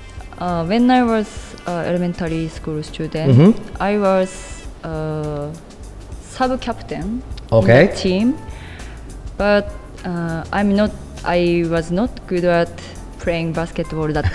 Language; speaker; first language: English; non-native, learner; Japanese